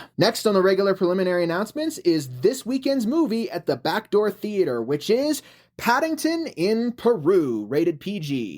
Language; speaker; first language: English; native; English